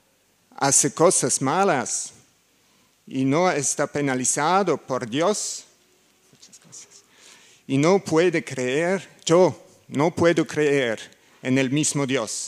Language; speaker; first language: Spanish; non-native, learner; German